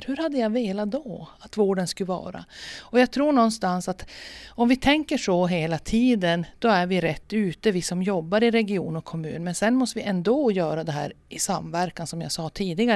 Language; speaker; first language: Swedish; native; Swedish